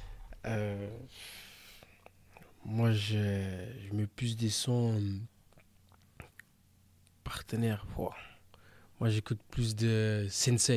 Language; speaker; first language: French; early bilingual, other home language; Portuguese